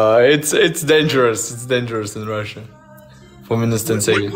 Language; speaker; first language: English; non-native, learner; Russian